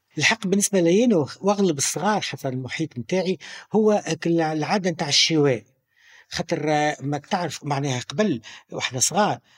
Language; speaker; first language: Arabic; native; Arabic